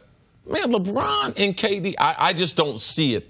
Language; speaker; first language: English; native; English